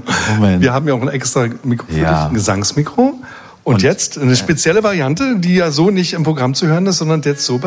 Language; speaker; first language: German; native; German